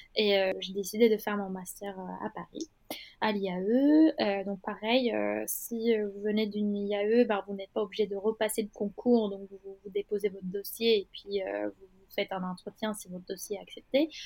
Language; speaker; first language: French; non-native, fluent; Turkish